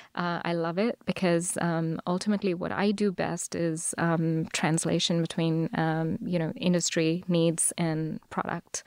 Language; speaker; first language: English; non-native, local second language; Telugu